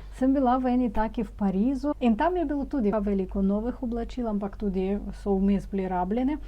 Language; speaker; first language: Slovenian; non-native, fluent; Ukrainian